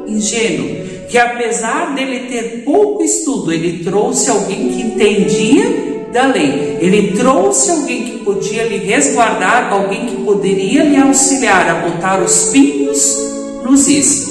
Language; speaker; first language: Portuguese; native; Portuguese